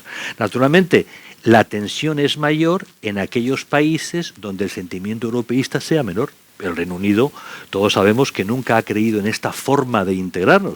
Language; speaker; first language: Spanish; native; Spanish